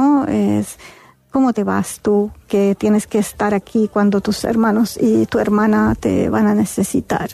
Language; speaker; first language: Spanish; non-native, fluent; Arabic